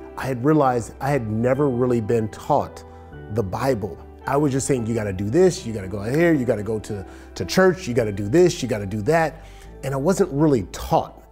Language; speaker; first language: English; native; English